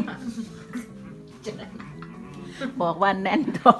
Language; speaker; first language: Italian; non-native, learner; Thai